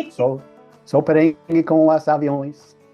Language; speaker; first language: Portuguese; non-native, fluent; English